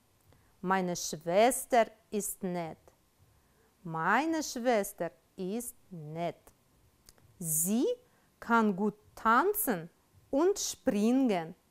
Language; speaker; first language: German; non-native, fluent; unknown